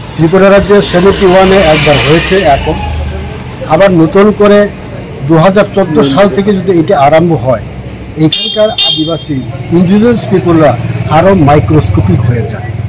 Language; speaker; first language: Bangla; non-native, local second language; Kok Borok